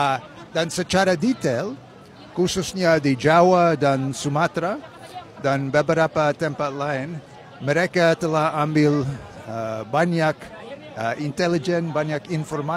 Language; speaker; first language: Indonesian; non-native, fluent; English